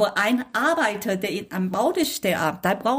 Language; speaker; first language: German; non-native, fluent; Chinese